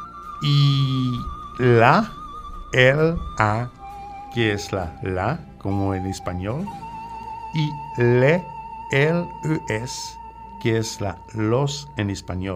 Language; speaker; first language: Spanish; non-native, fluent; French